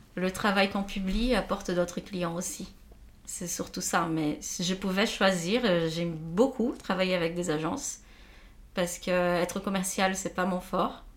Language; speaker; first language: French; non-native, fluent; Portuguese